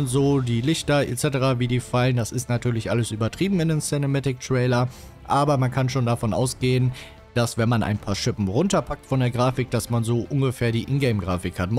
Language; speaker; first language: German; native; German